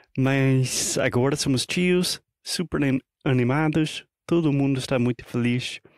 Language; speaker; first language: Portuguese; non-native, fluent; English